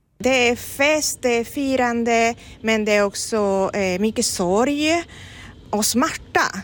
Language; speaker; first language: Swedish; non-native, fluent; Spanish